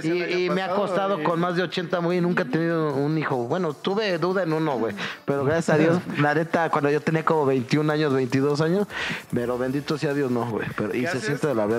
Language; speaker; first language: Spanish; native; Spanish